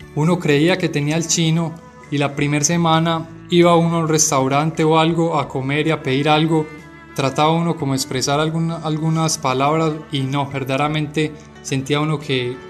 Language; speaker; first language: Spanish; native; Spanish